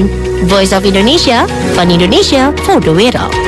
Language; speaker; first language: Dutch; non-native, fluent; Indonesian